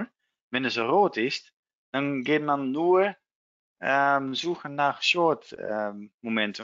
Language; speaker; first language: German; non-native, learner; Dutch